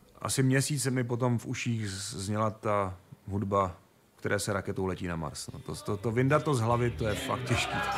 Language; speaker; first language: Czech; native; Czech